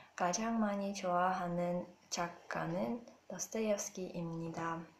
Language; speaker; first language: Korean; non-native, learner; Russian